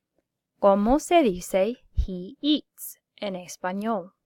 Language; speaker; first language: Spanish; non-native, fluent; English